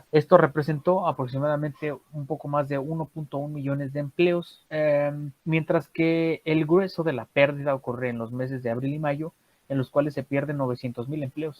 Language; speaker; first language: Spanish; native; Spanish